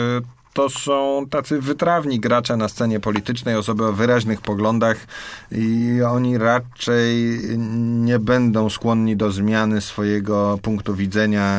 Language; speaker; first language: Polish; native; Polish